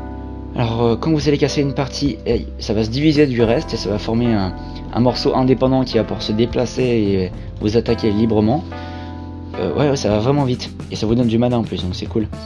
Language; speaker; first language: French; native; French